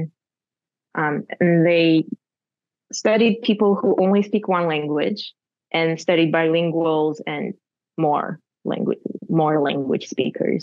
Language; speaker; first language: English; non-native, fluent; Russian